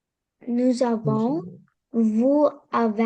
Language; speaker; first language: French; non-native, learner; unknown